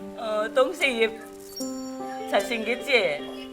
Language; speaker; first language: Korean; non-native, learner; Filipino